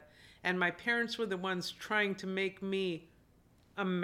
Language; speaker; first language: English; native; English